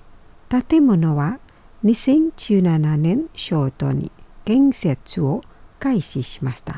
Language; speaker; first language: Japanese; non-native, fluent; Indonesian